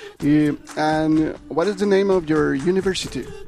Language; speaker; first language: English; non-native, learner; Spanish